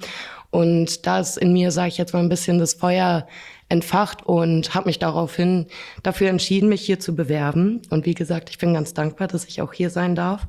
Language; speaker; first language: German; native; German